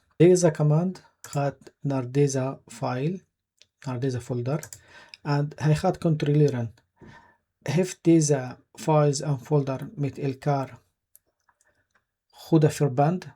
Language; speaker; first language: Dutch; non-native, fluent; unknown